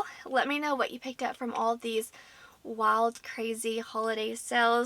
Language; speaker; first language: English; native; English